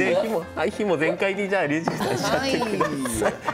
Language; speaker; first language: Japanese; native; Japanese